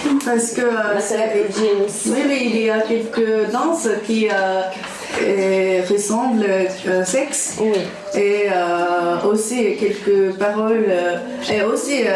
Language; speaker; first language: French; non-native, learner; Japanese